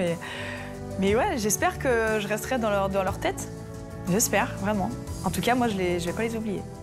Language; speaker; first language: French; native; French